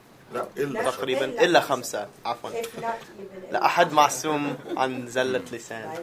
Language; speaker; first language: Arabic; non-native, fluent; English